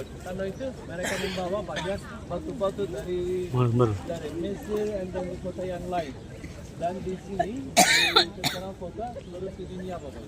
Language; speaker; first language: Indonesian; non-native, fluent; Turkish